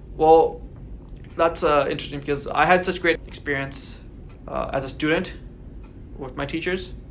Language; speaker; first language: English; native; English